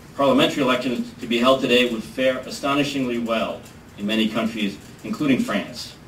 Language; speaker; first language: English; native; English